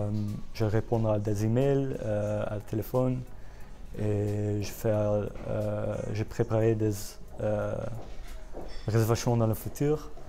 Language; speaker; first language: French; non-native, learner; Dutch